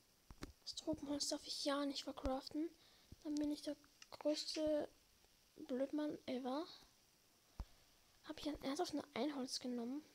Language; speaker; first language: German; native; German